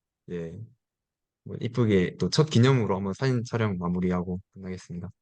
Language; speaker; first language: Korean; native; Korean